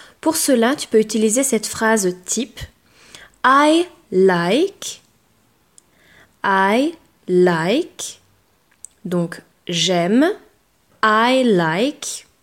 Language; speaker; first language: French; native; French